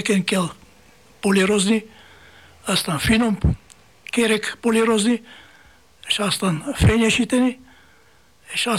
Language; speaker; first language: Hungarian; non-native, fluent; Bulgarian